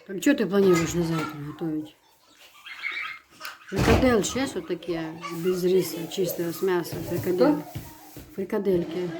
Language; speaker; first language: Russian; non-native, local second language; Chechen